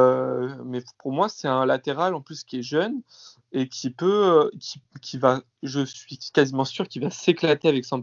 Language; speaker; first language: French; native; French